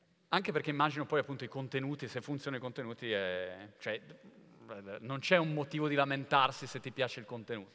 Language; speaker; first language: Italian; native; Italian